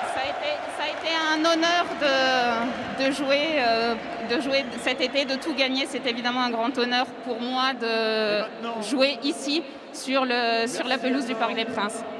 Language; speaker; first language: French; native; French